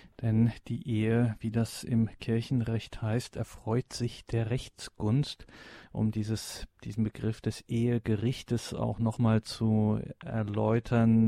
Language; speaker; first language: German; native; German